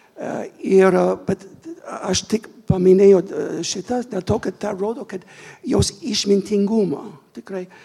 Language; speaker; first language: Lithuanian; non-native, fluent; English